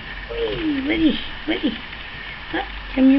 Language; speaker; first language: French; native; French